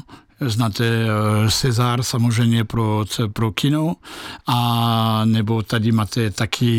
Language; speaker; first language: Czech; non-native, learner; French